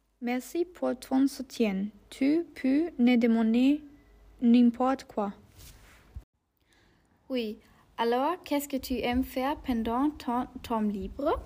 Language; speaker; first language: French; non-native, learner; German